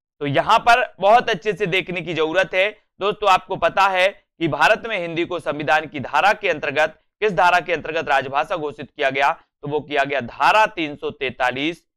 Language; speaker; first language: Hindi; native; Hindi